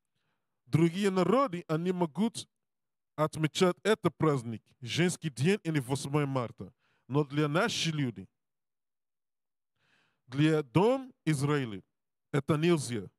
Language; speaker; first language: Russian; non-native, learner; English